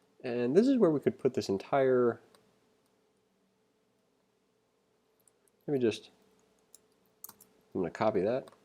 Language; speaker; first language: English; native; English